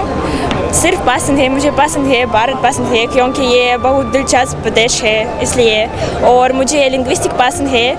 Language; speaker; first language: Hindi; non-native, learner; Russian